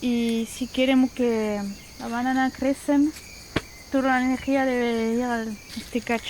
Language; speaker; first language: Spanish; non-native, fluent; French